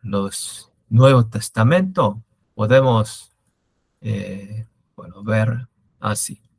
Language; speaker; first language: Spanish; non-native, learner; Korean